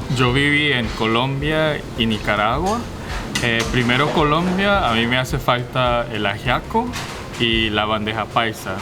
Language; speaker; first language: Spanish; early bilingual, other home language; Korean